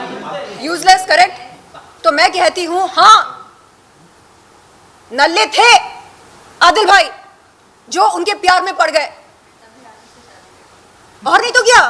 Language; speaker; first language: Hindi; native; Hindi